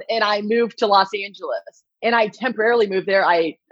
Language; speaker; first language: English; native; English